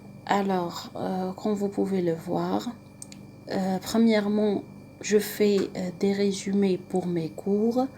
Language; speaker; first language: French; non-native, local second language; Arabic